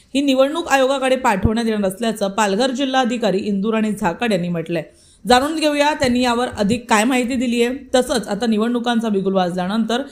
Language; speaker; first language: Marathi; native; Marathi